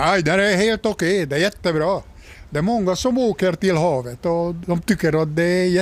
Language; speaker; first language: Swedish; non-native, learner; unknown